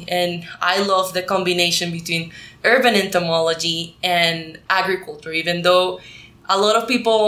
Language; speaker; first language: English; non-native, fluent; Spanish